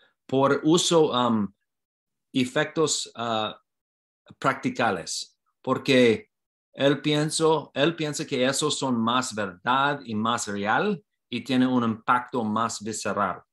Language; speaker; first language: Spanish; non-native, learner; English